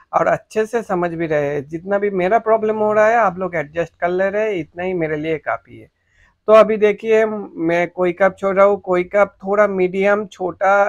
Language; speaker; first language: Hindi; native; Hindi